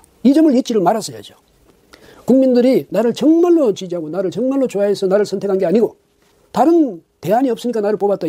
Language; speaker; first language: Korean; native; Korean